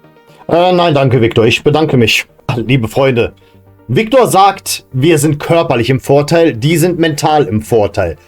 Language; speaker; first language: German; native; German